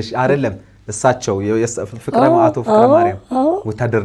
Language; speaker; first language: Amharic; native; Amharic